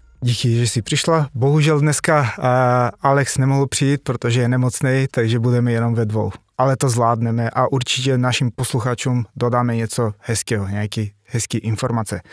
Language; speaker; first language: Czech; non-native, fluent; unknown